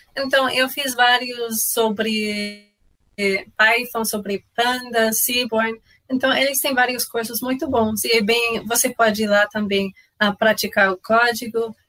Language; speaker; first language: Portuguese; non-native, fluent; English